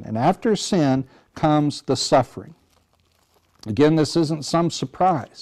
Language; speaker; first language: English; native; English